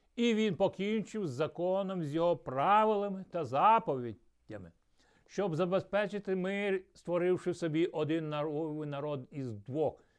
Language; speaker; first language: Ukrainian; early bilingual, other home language; Russian